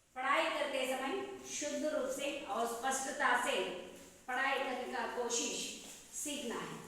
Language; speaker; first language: Hindi; non-native, local second language; Kannada